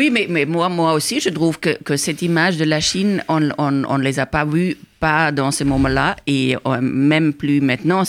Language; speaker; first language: French; non-native, fluent; German